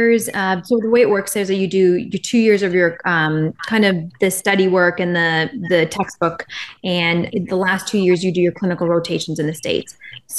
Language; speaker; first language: English; native; English